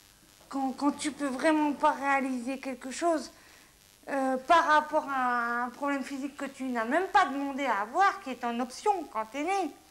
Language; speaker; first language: French; native; French